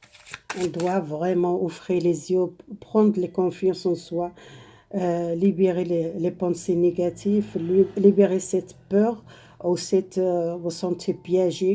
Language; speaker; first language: French; non-native, learner; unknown